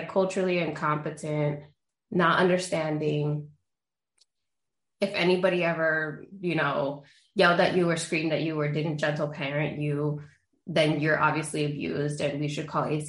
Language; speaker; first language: English; early bilingual, other home language; Spanish